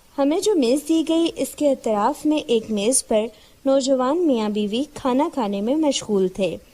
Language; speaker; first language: Urdu; native; Urdu